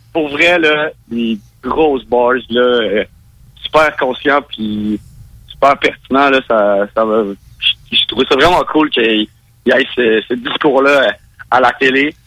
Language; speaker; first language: French; native; French